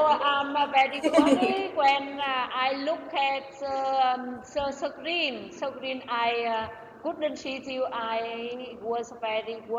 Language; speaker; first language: English; non-native, learner; Vietnamese